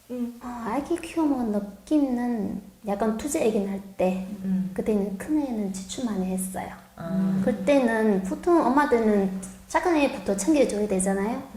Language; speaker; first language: Korean; non-native, learner; Chinese